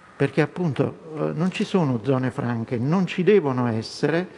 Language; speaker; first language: Italian; native; Italian